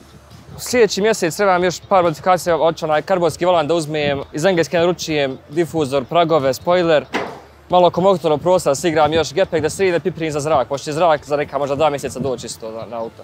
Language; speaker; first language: Bosnian; native; Bosnian